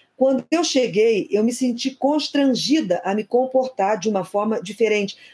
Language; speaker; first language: Portuguese; native; Portuguese